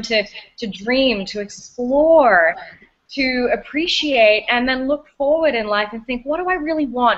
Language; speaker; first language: English; native; English